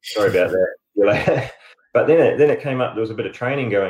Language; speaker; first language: English; native; English